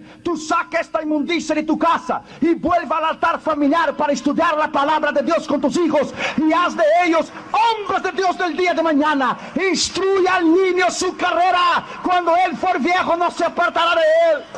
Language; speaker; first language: Spanish; non-native, fluent; Portuguese